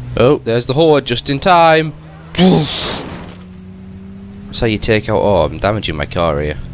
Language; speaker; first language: English; native; English